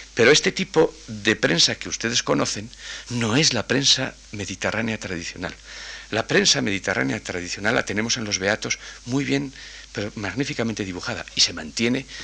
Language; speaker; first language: Spanish; native; Spanish